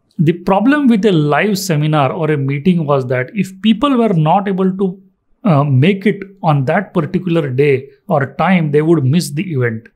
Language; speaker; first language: English; non-native, local second language; Marathi